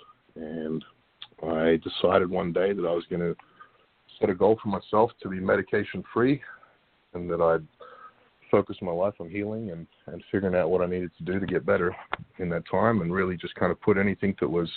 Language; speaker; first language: English; native; English